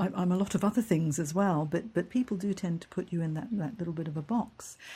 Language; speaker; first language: English; native; English